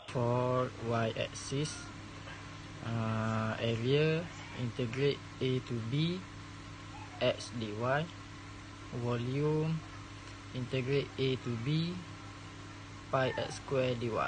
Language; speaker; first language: English; non-native, local second language; Malay